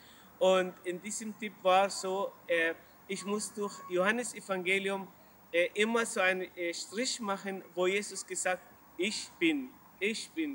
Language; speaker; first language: German; non-native, learner; Arabic